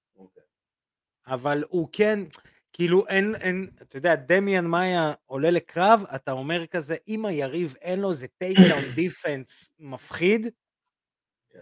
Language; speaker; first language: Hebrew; early bilingual, other home language; Russian